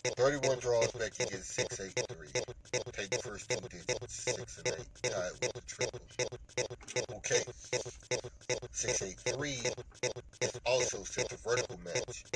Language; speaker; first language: English; native; English